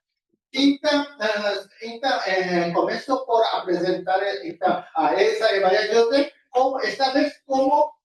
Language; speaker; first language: Portuguese; non-native, fluent; Japanese